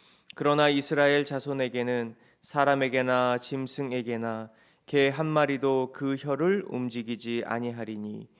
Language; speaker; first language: Korean; native; Korean